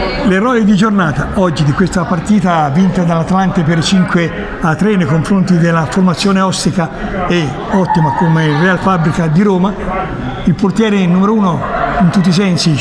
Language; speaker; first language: Italian; native; Italian